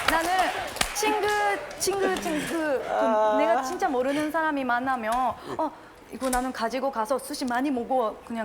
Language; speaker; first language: Korean; non-native, learner; Japanese